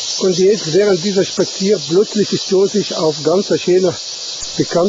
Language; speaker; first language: German; non-native, fluent; Arabic